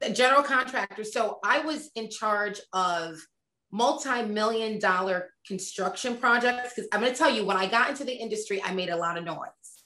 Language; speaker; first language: English; native; English